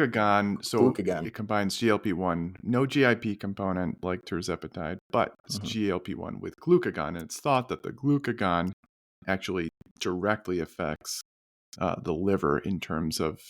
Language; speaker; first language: English; native; English